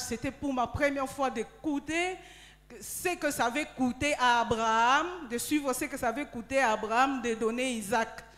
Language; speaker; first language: French; non-native, local second language; Lingala